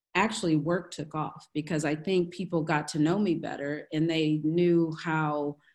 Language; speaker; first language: English; native; English